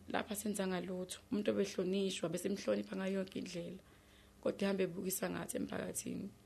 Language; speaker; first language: Zulu; native; Zulu